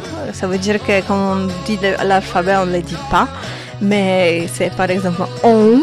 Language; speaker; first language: French; non-native, fluent; Polish